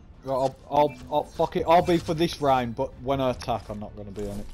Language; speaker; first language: English; native; English